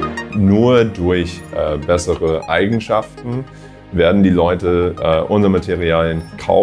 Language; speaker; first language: German; non-native, fluent; English